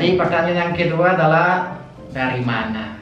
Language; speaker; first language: Indonesian; non-native, fluent; French